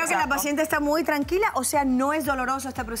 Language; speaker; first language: Spanish; native; Spanish